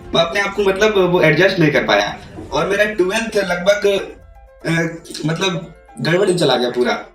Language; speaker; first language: Hindi; native; Hindi